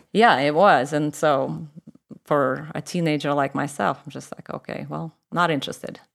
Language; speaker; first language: English; non-native, fluent; Russian